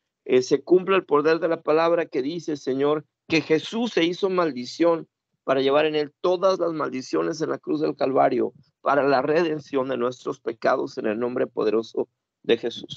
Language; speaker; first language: Spanish; native; Spanish